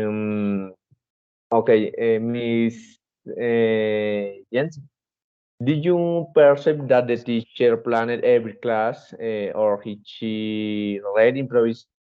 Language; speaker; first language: English; non-native, learner; Spanish